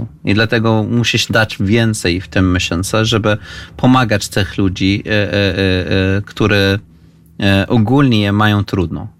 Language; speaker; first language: Polish; non-native, fluent; Arabic